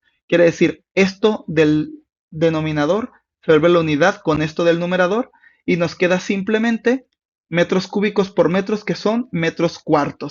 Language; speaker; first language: Spanish; native; Spanish